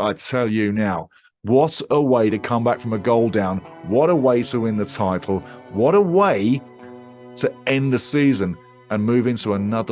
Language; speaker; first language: English; native; English